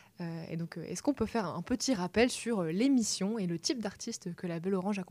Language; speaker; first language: French; native; French